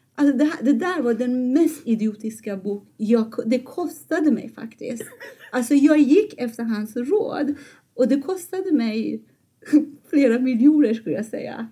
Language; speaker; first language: Swedish; non-native, fluent; Persian